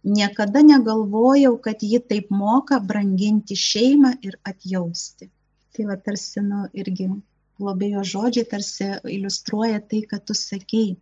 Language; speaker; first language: Lithuanian; native; Lithuanian